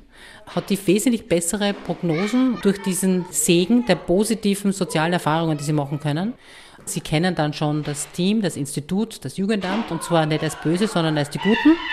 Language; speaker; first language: German; native; German